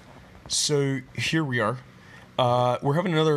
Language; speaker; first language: English; native; English